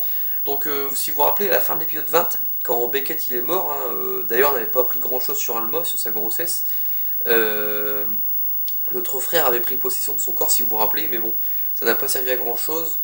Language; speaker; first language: French; native; French